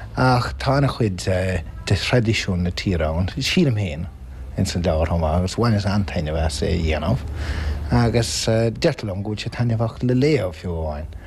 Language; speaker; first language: Irish; non-native, local second language; English